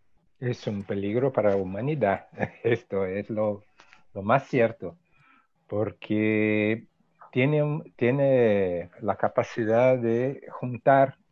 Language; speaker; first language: Spanish; non-native, fluent; Portuguese